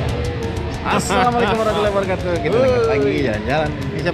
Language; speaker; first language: Indonesian; non-native, local second language; Minangkabau